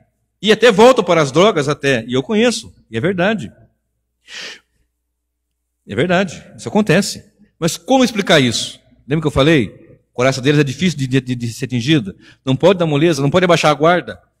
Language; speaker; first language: Portuguese; native; Portuguese